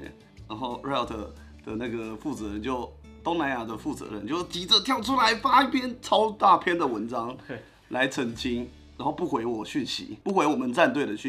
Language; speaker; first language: Chinese; native; Chinese